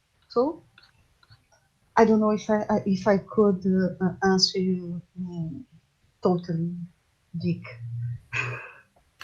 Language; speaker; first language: English; non-native, learner; Portuguese